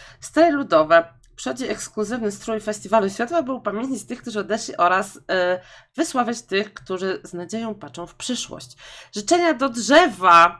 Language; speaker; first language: Polish; native; Polish